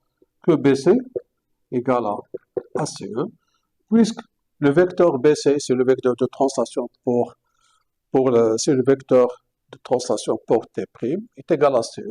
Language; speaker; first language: French; non-native, local second language; Arabic